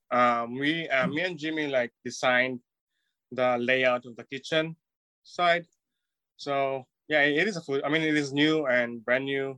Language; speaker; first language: English; non-native, local second language; Cebuano